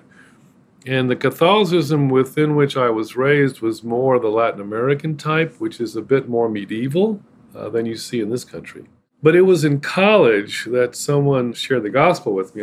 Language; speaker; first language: English; native; English